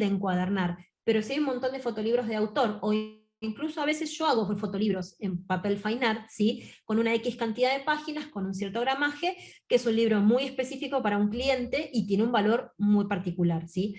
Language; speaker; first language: Spanish; native; Spanish